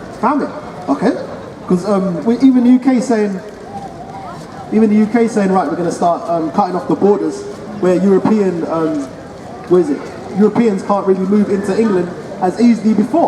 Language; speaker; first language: English; native; English